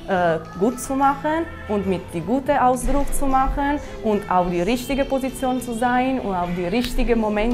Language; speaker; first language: German; non-native, fluent; Italian